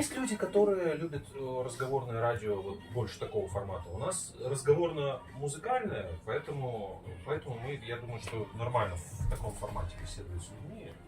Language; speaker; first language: Russian; native; Russian